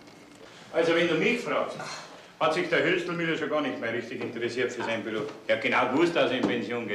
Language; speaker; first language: German; native; German